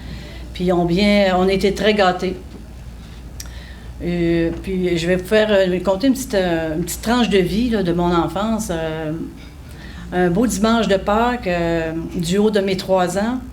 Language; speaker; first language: French; native; French